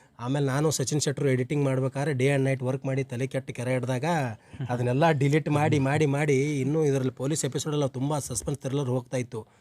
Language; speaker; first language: Kannada; native; Kannada